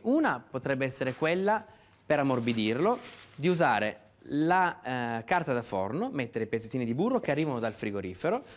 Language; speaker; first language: Italian; native; Italian